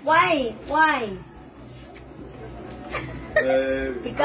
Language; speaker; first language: English; non-native, learner; Filipino